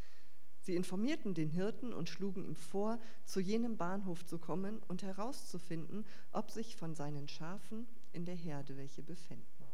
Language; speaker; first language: German; native; German